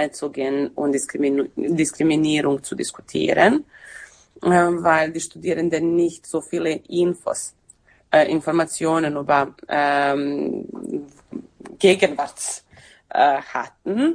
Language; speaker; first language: German; non-native, fluent; Serbian